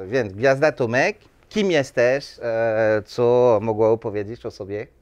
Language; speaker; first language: Polish; non-native, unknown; French